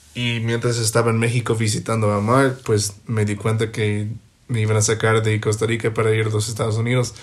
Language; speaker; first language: Spanish; non-native, fluent; English